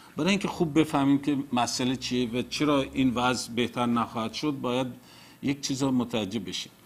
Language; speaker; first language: Persian; early bilingual, heritage; Persian